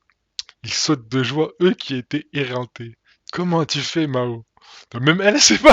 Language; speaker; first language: French; native; French